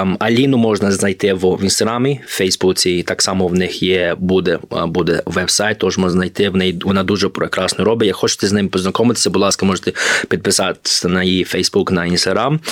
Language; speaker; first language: Ukrainian; early bilingual, heritage; Ukrainian